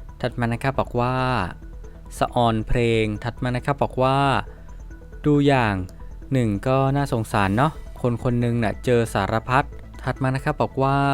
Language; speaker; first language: Thai; native; Thai